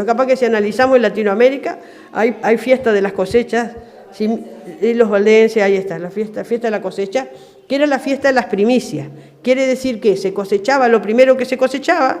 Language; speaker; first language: Spanish; native; Spanish